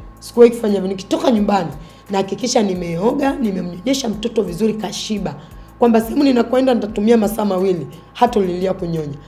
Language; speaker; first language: Swahili; native; Swahili